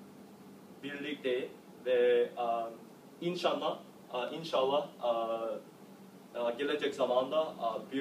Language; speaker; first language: Turkish; non-native, learner; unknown